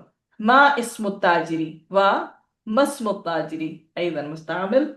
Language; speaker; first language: Arabic; non-native, fluent; Urdu